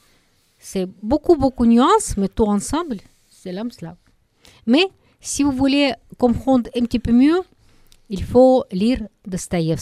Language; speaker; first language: French; non-native, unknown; Russian